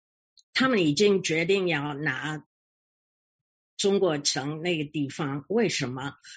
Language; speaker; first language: Chinese; early bilingual, heritage; English